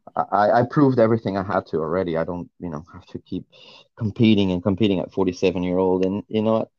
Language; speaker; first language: English; non-native, fluent; Portuguese